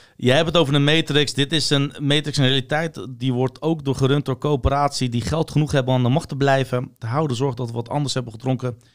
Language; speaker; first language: Dutch; early bilingual, other home language; Bosnian